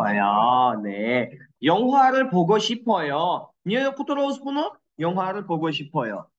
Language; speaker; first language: Korean; non-native, fluent; Kyrgyz